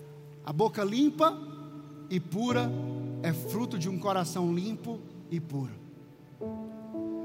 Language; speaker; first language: Portuguese; native; Portuguese